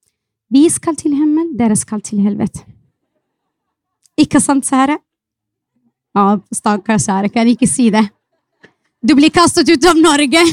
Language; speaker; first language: Norwegian; non-native, fluent; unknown